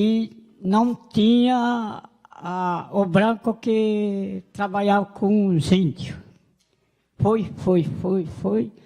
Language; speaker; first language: Portuguese; non-native, local second language; Guarani